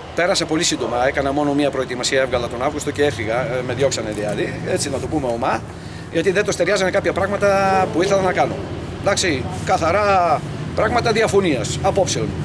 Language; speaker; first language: Greek; early bilingual, heritage; Greek